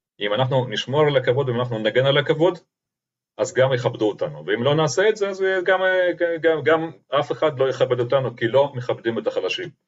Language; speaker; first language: Hebrew; non-native, fluent; Russian